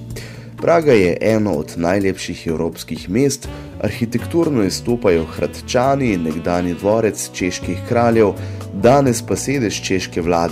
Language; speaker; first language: Slovenian; native; Slovenian